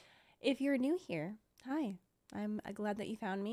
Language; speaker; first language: English; native; English